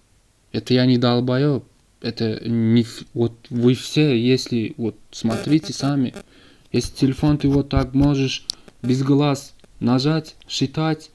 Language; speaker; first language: Russian; non-native, learner; Turkmen